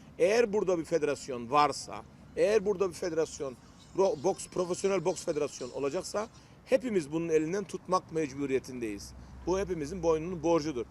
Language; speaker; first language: Turkish; early bilingual, heritage; Turkish